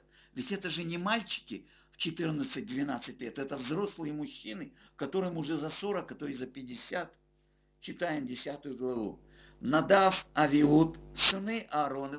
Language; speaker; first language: Russian; native; Russian